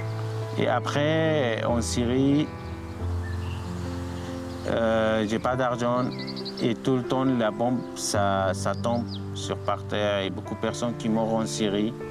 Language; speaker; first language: French; non-native, learner; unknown